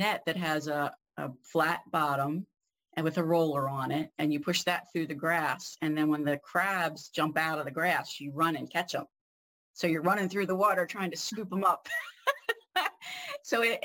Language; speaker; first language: English; native; English